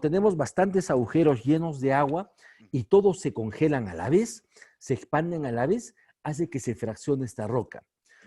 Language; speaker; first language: Spanish; native; Spanish